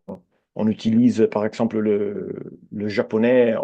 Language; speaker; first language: French; non-native, fluent; Italian